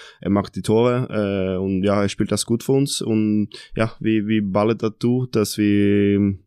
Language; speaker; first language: German; non-native, fluent; Norwegian